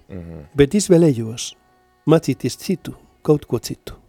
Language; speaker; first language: Latvian; non-native, learner; Spanish